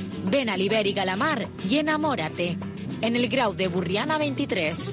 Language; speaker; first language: Spanish; native; Spanish